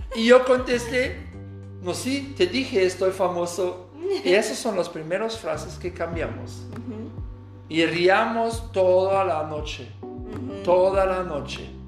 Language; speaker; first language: Spanish; non-native, learner; German